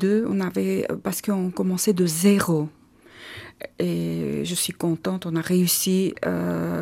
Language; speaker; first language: French; non-native, learner; Armenian